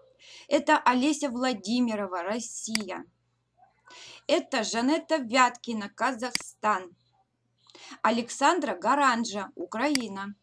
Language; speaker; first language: Russian; native; Russian